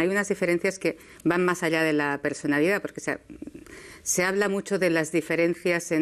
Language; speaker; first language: Spanish; native; Spanish